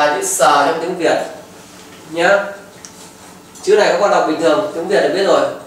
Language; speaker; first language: Vietnamese; native; Vietnamese